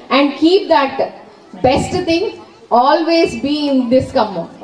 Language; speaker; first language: English; non-native, local second language; Telugu